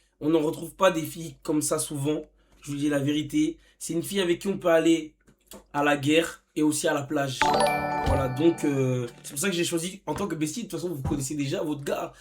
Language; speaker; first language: French; native; French